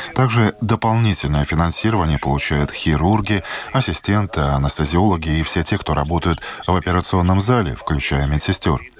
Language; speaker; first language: Russian; non-native, local second language; Latvian